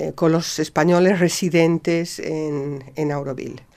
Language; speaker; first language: Spanish; native; Spanish